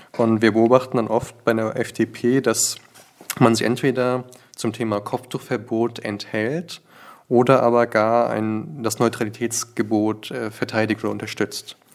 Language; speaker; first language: German; early bilingual, other home language; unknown